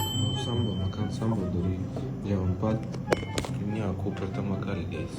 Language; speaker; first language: Indonesian; non-native, learner; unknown